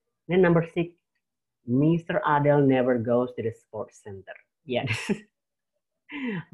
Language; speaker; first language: English; non-native, fluent; Indonesian